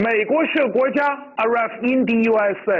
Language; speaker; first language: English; non-native, fluent; Chinese